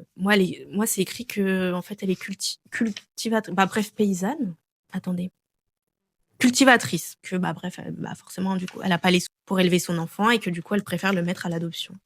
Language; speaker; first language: French; native; French